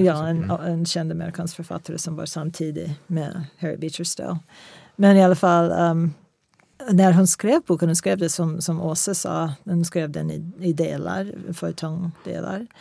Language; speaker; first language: Swedish; non-native, fluent; English